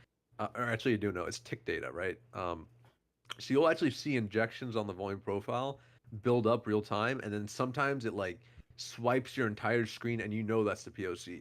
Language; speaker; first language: English; native; English